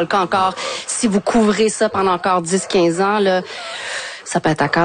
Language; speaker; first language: French; native; French